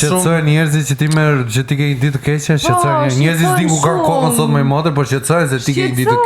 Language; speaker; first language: Albanian; native; Albanian